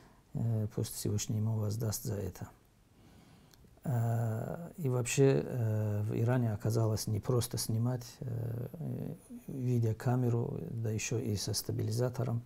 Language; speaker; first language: Russian; native; Russian